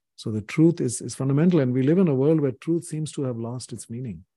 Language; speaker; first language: English; non-native, local second language; Hindi